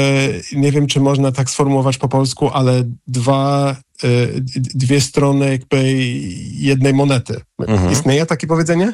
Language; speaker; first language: Polish; non-native, fluent; English